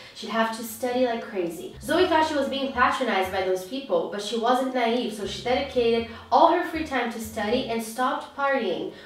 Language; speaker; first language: English; non-native, fluent; Portuguese